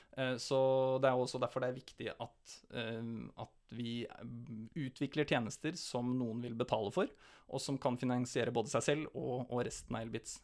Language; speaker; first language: Norwegian; native; Norwegian